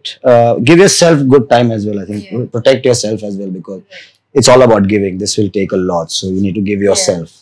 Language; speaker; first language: English; non-native, local second language; Gujarati